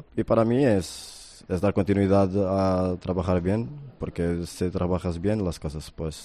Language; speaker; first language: Spanish; non-native, fluent; Portuguese